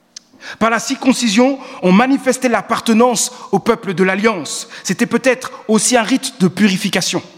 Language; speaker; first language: French; native; French